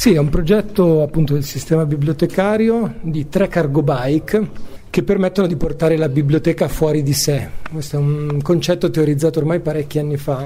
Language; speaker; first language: Italian; native; Italian